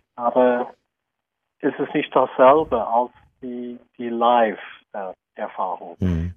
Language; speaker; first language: German; non-native, fluent; English